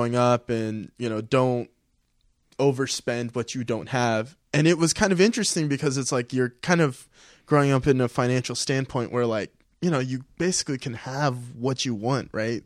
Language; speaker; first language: English; early bilingual, other home language; Filipino